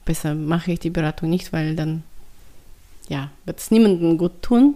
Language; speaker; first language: German; non-native, fluent; Russian